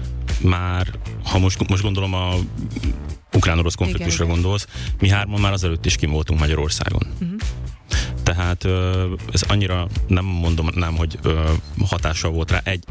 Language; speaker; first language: Hungarian; native; Hungarian